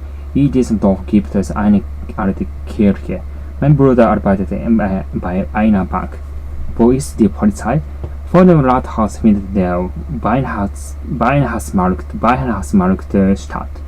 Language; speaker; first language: German; non-native, learner; Japanese